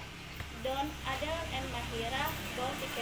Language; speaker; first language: English; non-native, learner; Indonesian